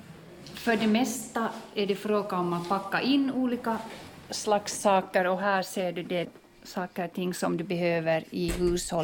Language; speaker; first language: Swedish; non-native, fluent; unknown